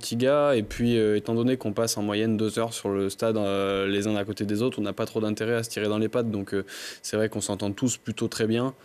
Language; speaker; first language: French; native; French